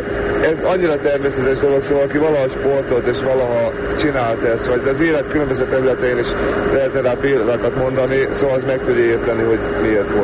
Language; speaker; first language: Hungarian; native; Hungarian